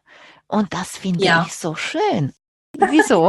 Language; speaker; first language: German; non-native, fluent; Romanian